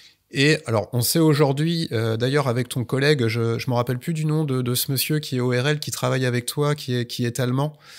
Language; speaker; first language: French; native; French